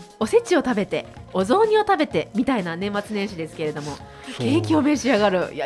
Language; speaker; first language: Japanese; native; Japanese